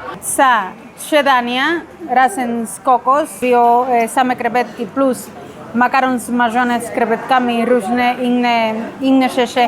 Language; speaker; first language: Polish; non-native, learner; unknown